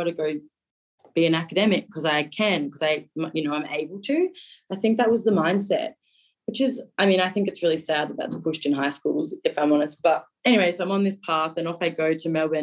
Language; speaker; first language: English; native; English